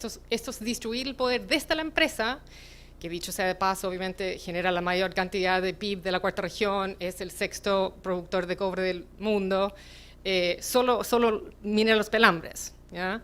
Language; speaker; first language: Spanish; native; Spanish